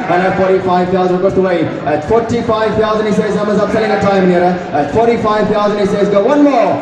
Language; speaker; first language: English; non-native, local second language; Afrikaans